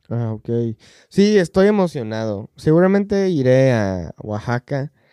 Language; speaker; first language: Spanish; non-native, fluent; English